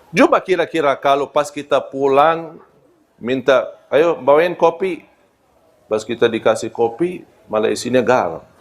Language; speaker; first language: Malay; non-native, fluent; Arabic